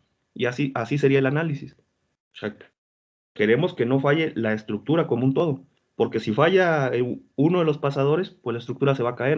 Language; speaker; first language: Spanish; native; Spanish